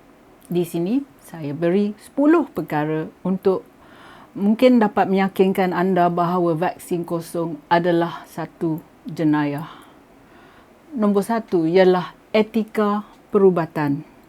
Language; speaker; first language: Malay; native; Malay